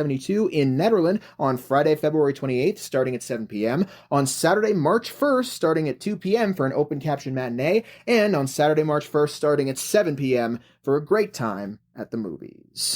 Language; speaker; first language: English; native; English